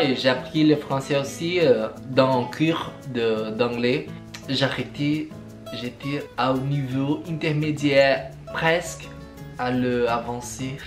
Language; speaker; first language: French; non-native, learner; Portuguese